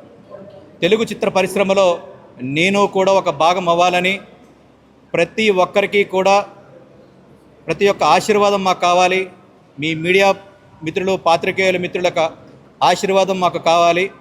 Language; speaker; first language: Telugu; native; Telugu